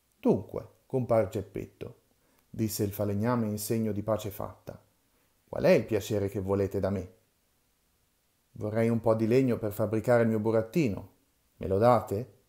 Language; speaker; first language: Italian; native; Italian